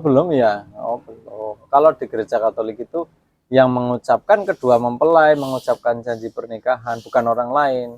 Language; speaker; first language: Indonesian; native; Indonesian